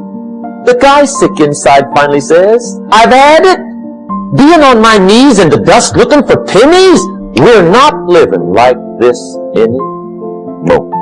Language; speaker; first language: English; native; English